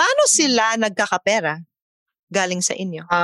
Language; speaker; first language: Filipino; native; Filipino